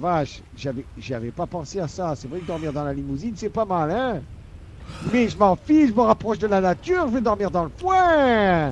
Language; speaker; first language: French; native; French